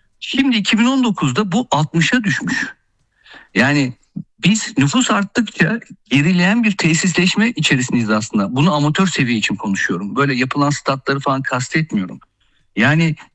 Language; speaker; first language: Turkish; native; Turkish